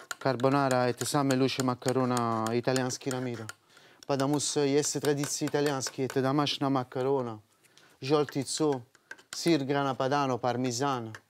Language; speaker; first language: Russian; non-native, learner; Italian